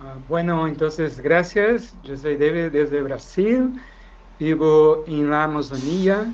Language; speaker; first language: Spanish; non-native, fluent; Portuguese